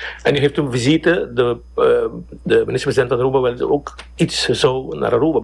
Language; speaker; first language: Dutch; non-native, local second language; Papiamento